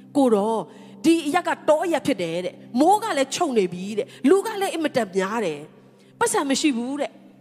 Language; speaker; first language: Burmese; non-native, local second language; Tedim Chin